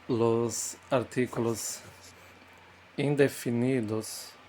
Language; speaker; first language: Spanish; non-native, fluent; Portuguese